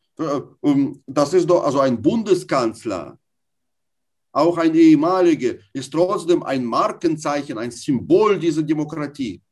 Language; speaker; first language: German; non-native, fluent; Russian